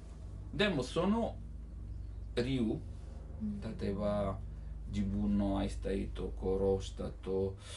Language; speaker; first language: Japanese; non-native, learner; Italian